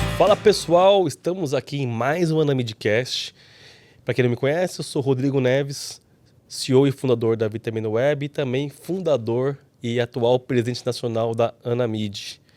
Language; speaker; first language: Portuguese; native; Portuguese